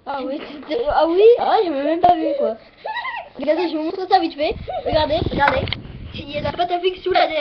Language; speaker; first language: French; native; French